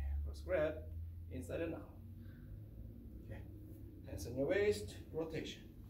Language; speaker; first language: English; non-native, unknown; Korean